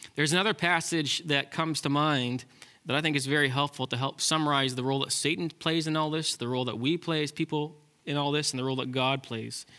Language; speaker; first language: English; native; English